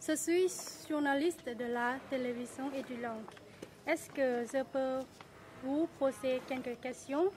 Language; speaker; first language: French; non-native, learner; Lao